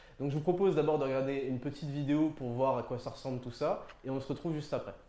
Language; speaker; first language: French; native; French